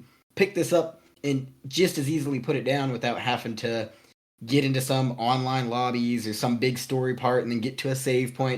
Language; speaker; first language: English; native; English